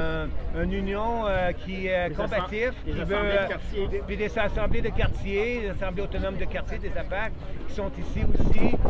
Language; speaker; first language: French; native; French